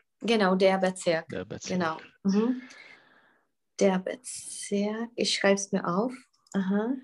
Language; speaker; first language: German; non-native, fluent; Czech